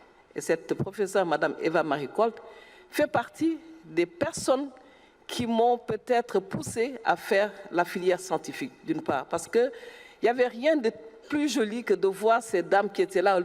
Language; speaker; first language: French; non-native, local second language; Wolof